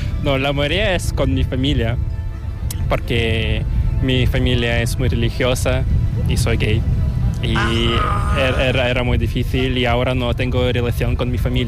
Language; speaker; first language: Spanish; non-native, fluent; Korean